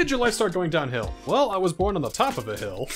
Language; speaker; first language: English; native; English